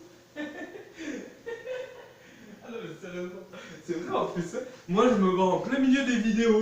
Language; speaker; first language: French; native; French